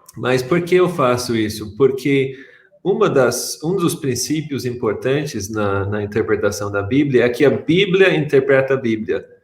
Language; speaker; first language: Portuguese; non-native, fluent; English